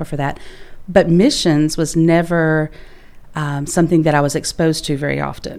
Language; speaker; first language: English; native; English